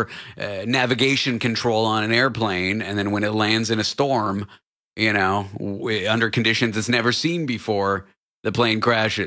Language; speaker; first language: English; native; English